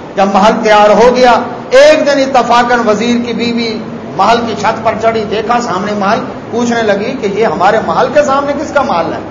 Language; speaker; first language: Urdu; non-native, local second language; Saraiki